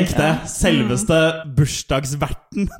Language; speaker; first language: Norwegian; native; Norwegian